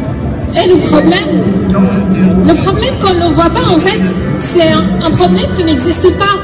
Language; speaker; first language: French; non-native, fluent; Arabic